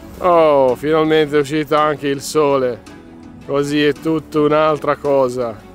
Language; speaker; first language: Italian; non-native, fluent; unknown